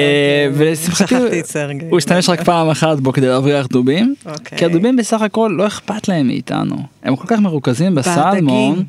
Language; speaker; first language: Hebrew; native; Hebrew